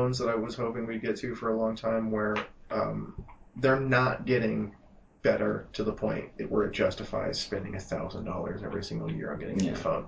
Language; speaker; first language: English; native; English